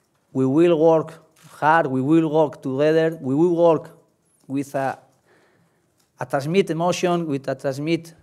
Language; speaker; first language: English; non-native, learner; Spanish